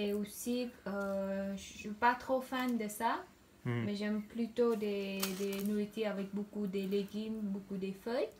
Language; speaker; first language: French; non-native, fluent; Khmer